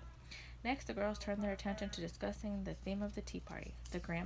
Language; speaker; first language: English; native; English